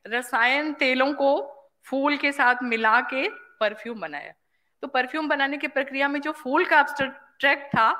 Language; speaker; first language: Hindi; native; Hindi